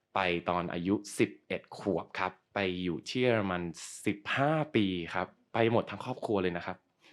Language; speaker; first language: Thai; native; Thai